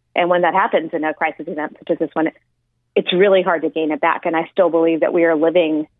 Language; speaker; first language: English; native; English